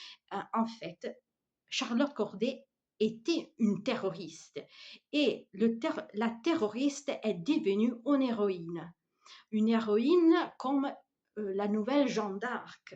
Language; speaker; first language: French; non-native, fluent; Italian